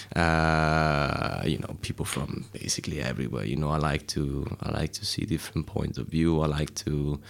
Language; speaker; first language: English; non-native, fluent; Italian